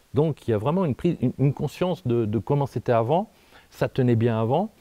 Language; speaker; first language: French; native; French